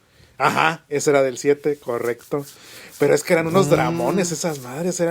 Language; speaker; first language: Spanish; native; Spanish